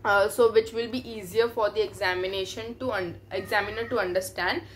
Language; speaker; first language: English; non-native, local second language; Hindi